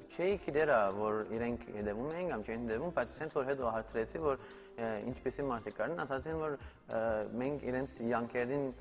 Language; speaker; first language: Armenian; early bilingual, heritage; Armenian